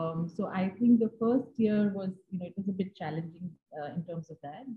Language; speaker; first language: English; non-native, local second language; Hindi